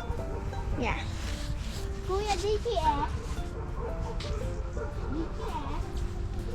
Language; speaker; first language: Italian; early bilingual, other home language; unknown